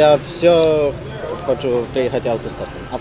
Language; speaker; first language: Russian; non-native, learner; Polish